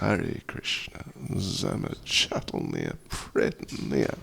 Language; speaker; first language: Russian; non-native, learner; English